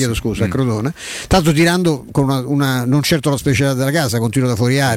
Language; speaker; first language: Italian; native; Italian